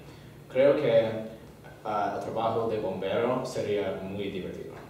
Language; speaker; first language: Spanish; non-native, learner; English